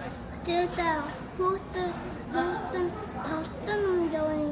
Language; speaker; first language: Mongolian; early bilingual, heritage; Mongolian